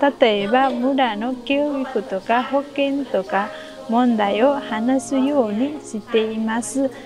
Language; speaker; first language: Japanese; non-native, learner; Nepali